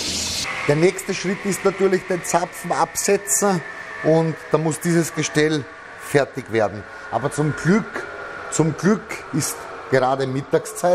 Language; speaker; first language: German; native; German